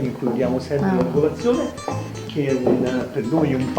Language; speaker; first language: Italian; native; Italian